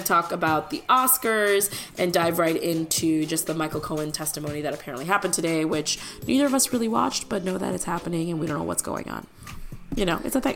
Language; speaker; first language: English; early bilingual, other home language; Malayalam